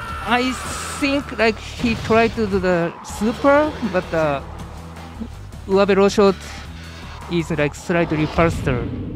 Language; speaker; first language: English; non-native, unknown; Japanese